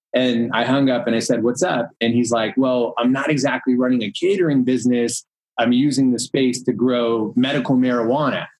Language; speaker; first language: English; early bilingual, other home language; Hindi